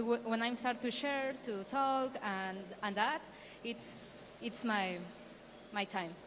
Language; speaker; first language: English; non-native, learner; Spanish